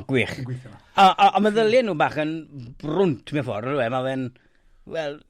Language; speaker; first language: Welsh; native; Welsh